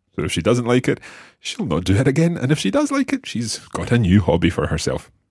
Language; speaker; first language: English; native; English